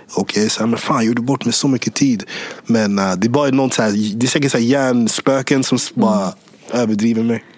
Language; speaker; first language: Swedish; early bilingual, other home language; English